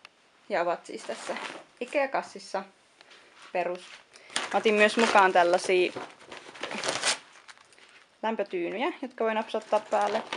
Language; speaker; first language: Finnish; native; Finnish